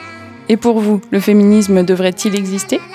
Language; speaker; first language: French; native; French